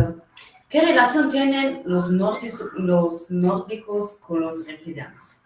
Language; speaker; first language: Spanish; non-native, fluent; Italian